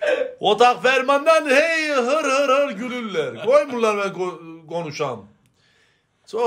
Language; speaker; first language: Turkish; non-native, learner; Azerbaijani